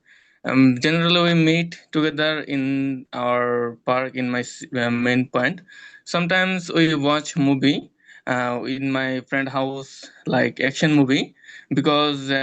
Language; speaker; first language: English; non-native, learner; Bangla